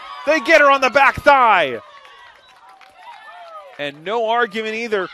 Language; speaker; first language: English; native; English